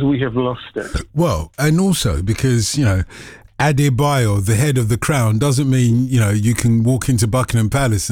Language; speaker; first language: English; non-native, local second language; Yoruba